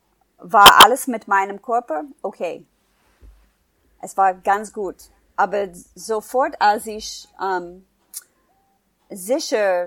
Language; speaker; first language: German; non-native, fluent; English